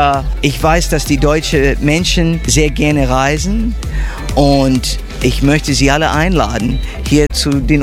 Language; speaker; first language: German; non-native, fluent; English